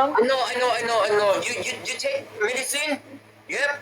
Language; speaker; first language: English; non-native, learner; Thai